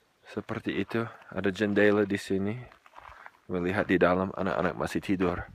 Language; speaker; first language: Indonesian; non-native, fluent; English